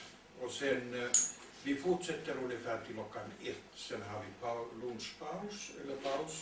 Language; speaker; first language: Swedish; non-native, learner; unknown